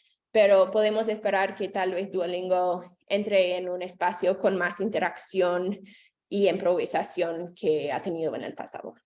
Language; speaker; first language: Spanish; non-native, fluent; English